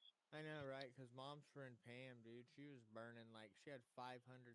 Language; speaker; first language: English; native; English